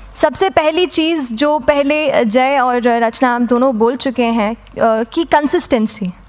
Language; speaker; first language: Hindi; native; Hindi